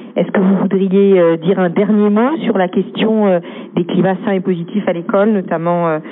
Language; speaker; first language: French; native; French